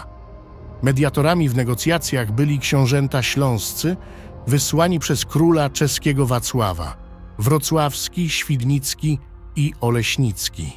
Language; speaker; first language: Polish; native; Polish